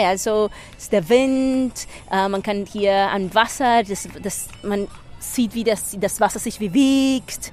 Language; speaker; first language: German; non-native, fluent; Spanish